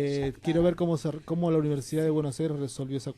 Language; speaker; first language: Spanish; native; Spanish